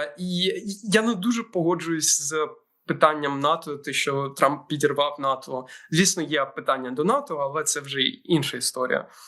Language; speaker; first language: Ukrainian; native; Ukrainian